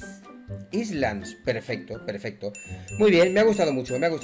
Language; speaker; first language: Spanish; native; Spanish